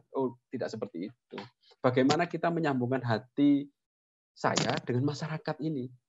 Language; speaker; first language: Indonesian; non-native, local second language; Javanese